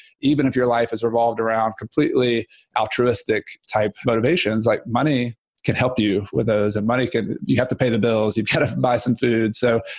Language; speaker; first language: English; native; English